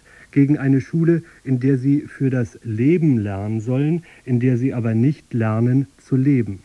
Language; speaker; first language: German; native; German